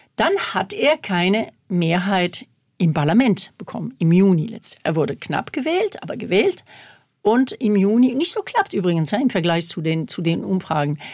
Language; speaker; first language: German; non-native, fluent; French